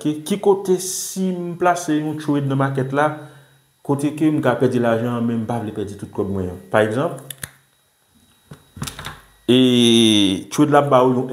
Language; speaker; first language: French; non-native, local second language; Haitian Creole